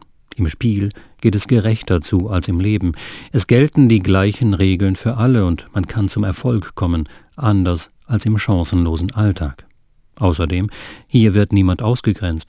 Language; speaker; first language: German; native; German